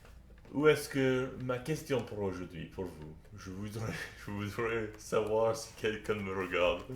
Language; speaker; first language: French; non-native, learner; English